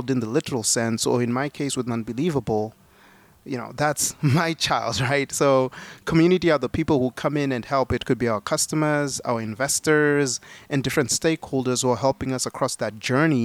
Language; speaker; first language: English; non-native, local second language; Shona